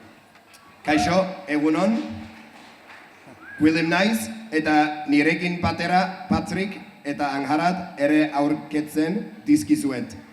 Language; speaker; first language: Basque; non-native, learner; Welsh